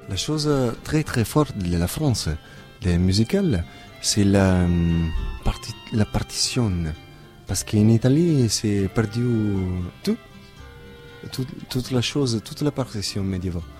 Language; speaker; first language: French; non-native, learner; Italian